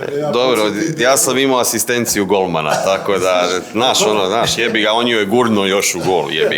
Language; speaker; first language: Bosnian; native; Bosnian